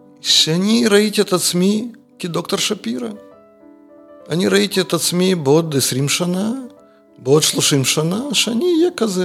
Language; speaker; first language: Hebrew; non-native, fluent; Russian